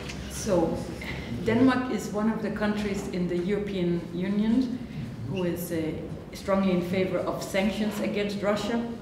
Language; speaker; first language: English; non-native, fluent; Danish